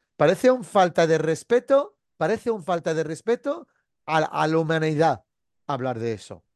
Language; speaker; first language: Spanish; non-native, fluent; Arabic